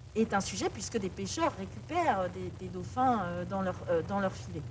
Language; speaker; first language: French; native; French